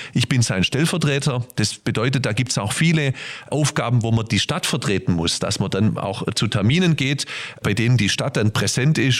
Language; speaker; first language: German; native; German